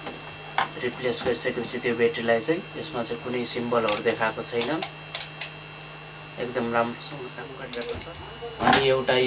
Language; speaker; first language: Nepali; native; Nepali